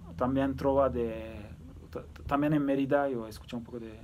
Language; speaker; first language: Spanish; early bilingual, other home language; Turkish